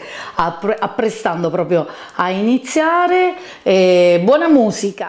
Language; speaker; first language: Italian; native; Italian